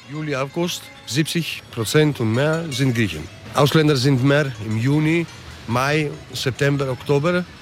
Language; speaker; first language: German; early bilingual, other home language; Greek